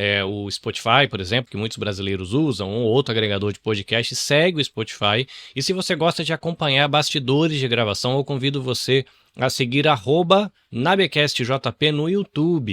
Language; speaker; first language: Portuguese; native; Portuguese